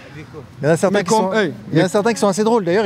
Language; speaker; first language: French; native; French